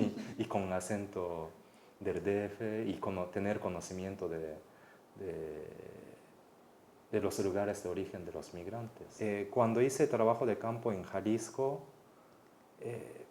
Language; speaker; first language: Spanish; non-native, fluent; Japanese